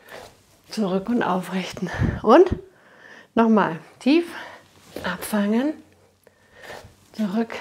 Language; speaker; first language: German; native; German